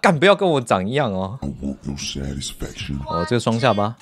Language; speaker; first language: Chinese; native; Chinese